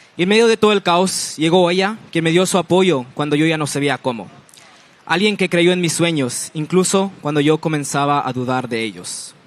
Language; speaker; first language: Spanish; early bilingual, heritage; Spanish